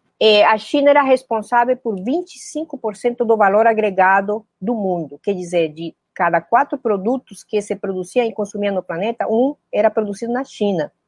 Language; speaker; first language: Portuguese; non-native, fluent; Spanish